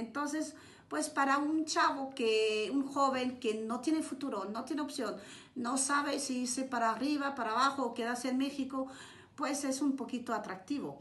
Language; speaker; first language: Spanish; non-native, fluent; French